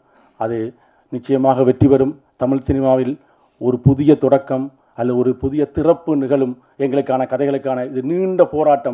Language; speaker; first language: Tamil; native; Tamil